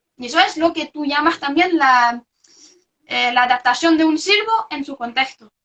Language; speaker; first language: Spanish; non-native, fluent; French